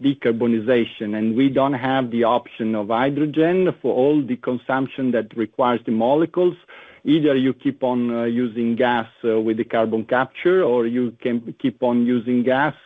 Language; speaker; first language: English; non-native, fluent; Italian